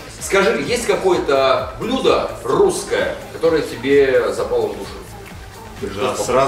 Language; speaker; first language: Russian; native; Russian